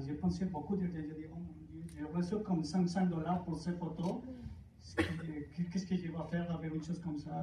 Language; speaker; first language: French; non-native, fluent; Spanish